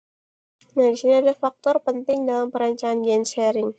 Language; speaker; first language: Indonesian; native; Indonesian